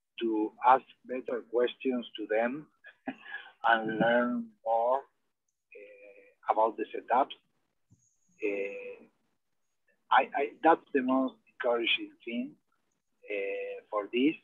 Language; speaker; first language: English; non-native, learner; Spanish